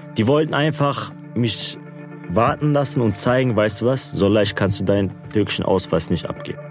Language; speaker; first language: German; non-native, local second language; Turkish